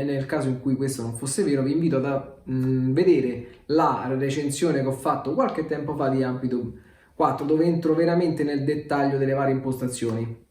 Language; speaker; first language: Italian; native; Italian